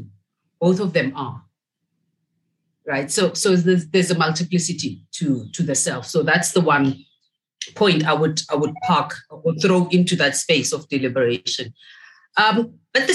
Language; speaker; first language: English; non-native, local second language; Zulu